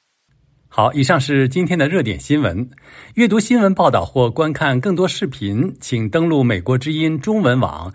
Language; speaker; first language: Chinese; native; Chinese